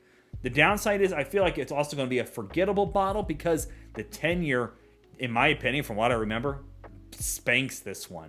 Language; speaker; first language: English; native; English